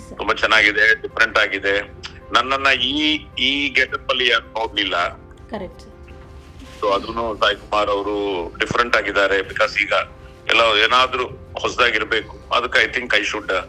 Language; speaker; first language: Kannada; non-native, local second language; Telugu